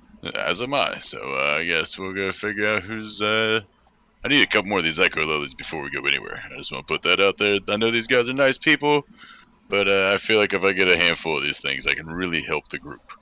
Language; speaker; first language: English; native; English